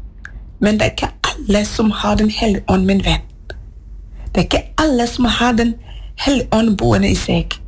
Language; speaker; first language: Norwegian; non-native, fluent; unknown